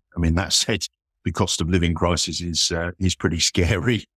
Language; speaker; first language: English; native; English